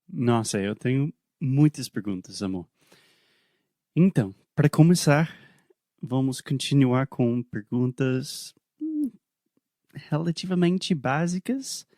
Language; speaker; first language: Portuguese; non-native, fluent; English